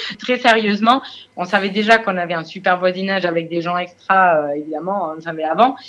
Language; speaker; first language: French; non-native, fluent; German